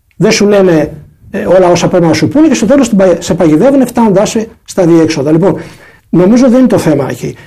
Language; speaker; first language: Greek; native; Greek